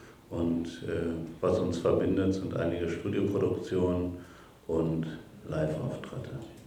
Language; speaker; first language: German; native; German